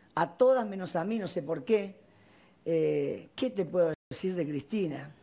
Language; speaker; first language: Spanish; native; Spanish